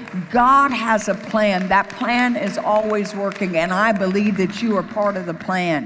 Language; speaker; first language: English; native; English